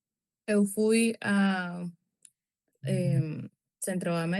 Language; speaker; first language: Portuguese; non-native, learner; Spanish